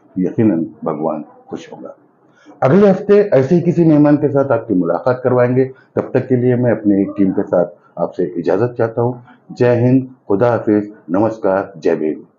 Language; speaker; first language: Hindi; native; Hindi